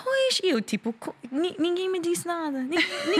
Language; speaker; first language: Portuguese; non-native, learner; English